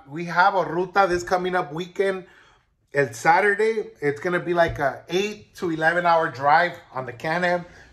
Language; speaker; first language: English; early bilingual, other home language; Spanish